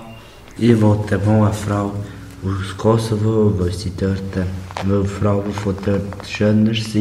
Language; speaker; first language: German; early bilingual, other home language; Albanian